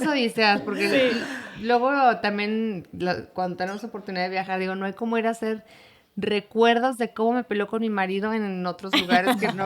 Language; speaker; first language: Spanish; native; Spanish